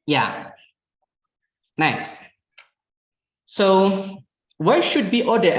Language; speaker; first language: English; non-native, fluent; Indonesian